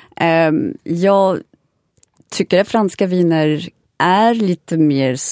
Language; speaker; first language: Swedish; non-native, fluent; French